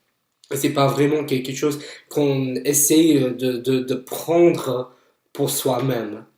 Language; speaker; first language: French; non-native, fluent; English